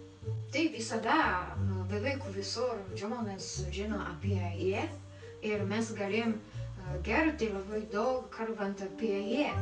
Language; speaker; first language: Lithuanian; non-native, learner; Japanese